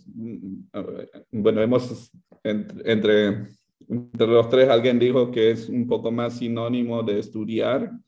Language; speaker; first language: Spanish; native; Spanish